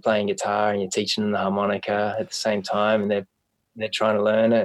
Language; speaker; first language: English; native; English